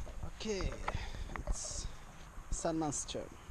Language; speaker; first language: English; non-native, learner; Arabic